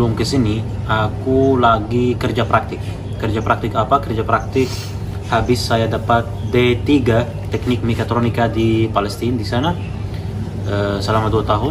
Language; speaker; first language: Indonesian; non-native, fluent; Arabic